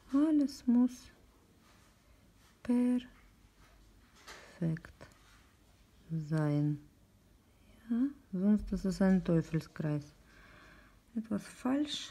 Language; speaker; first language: German; non-native, learner; Russian